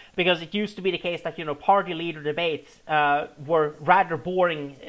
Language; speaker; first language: English; non-native, fluent; Swedish